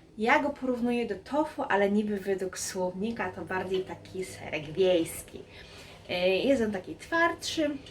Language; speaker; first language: Polish; native; Polish